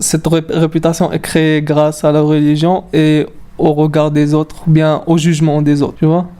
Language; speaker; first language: French; non-native, local second language; Arabic